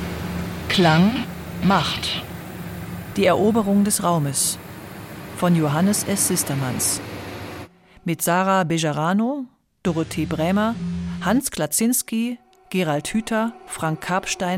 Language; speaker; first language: German; native; German